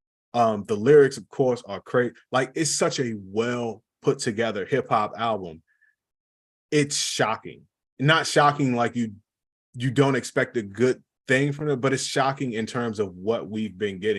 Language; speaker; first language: English; native; English